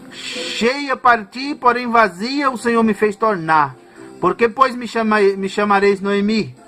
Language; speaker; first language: Portuguese; native; Portuguese